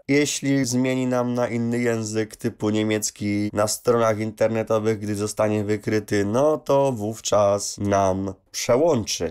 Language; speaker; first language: Polish; native; Polish